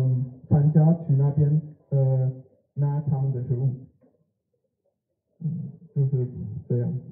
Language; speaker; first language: Chinese; non-native, learner; German